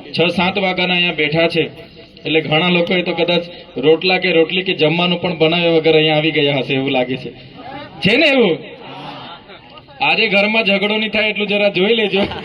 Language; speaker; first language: Gujarati; non-native, local second language; Bhili